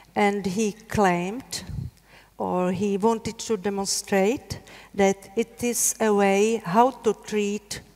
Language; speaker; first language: English; non-native, learner; Czech